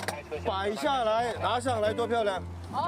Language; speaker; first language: Chinese; non-native, local second language; Cantonese